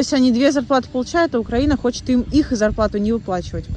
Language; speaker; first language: Russian; native; Russian